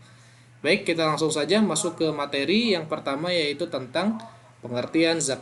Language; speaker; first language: Indonesian; native; Indonesian